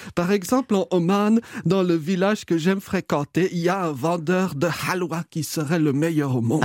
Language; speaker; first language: French; native; French